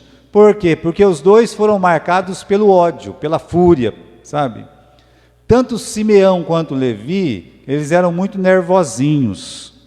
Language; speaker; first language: Portuguese; native; Portuguese